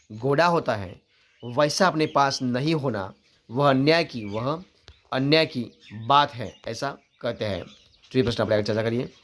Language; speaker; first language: Hindi; non-native, local second language; Gujarati